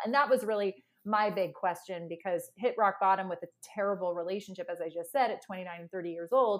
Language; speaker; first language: English; native; English